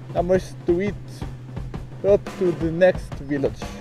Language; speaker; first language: English; non-native, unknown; Portuguese